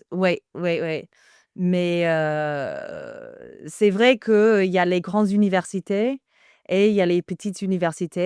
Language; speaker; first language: French; non-native, fluent; English